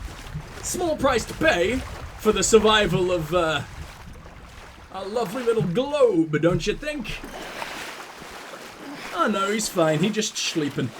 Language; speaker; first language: English; native; English